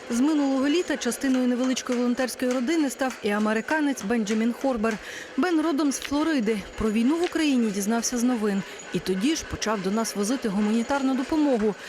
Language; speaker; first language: Ukrainian; native; Ukrainian